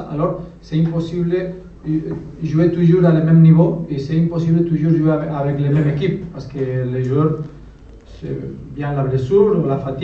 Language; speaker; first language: French; non-native, learner; Spanish